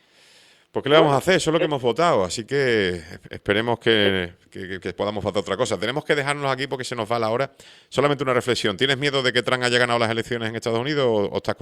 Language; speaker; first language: Spanish; native; Spanish